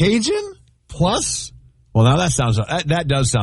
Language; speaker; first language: English; native; English